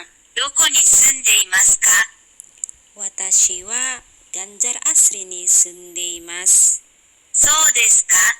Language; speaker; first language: Japanese; non-native, learner; Indonesian